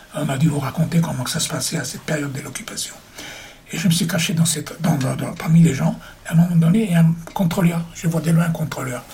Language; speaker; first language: French; early bilingual, other home language; German